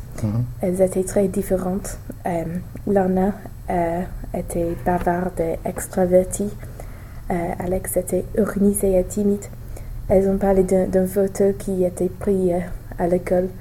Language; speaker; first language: French; non-native, learner; English